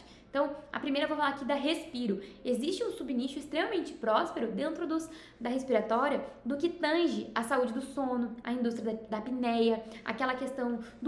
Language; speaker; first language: Portuguese; native; Portuguese